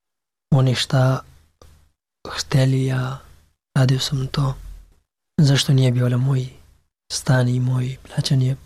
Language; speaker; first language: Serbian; non-native, learner; Pashto